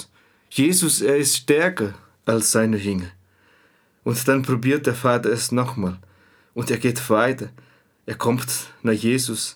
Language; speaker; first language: German; non-native, fluent; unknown